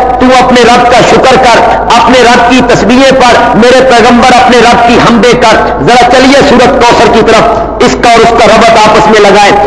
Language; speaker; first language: Urdu; native; Urdu